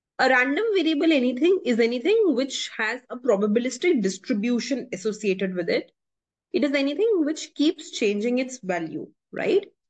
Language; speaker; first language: English; non-native, local second language; Hindi